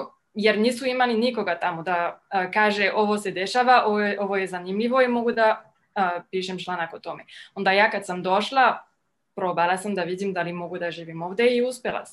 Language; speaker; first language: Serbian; non-native, fluent; French